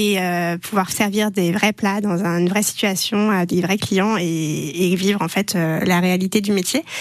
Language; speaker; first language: French; native; French